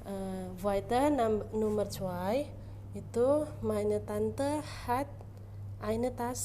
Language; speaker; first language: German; non-native, fluent; Indonesian